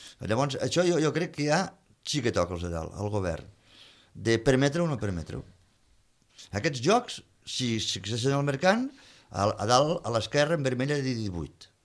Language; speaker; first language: Catalan; native; Catalan